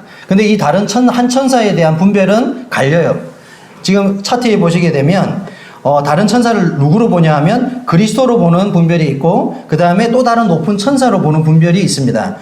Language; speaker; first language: Korean; native; Korean